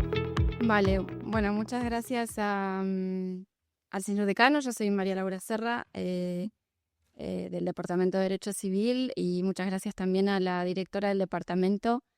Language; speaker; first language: Spanish; native; Spanish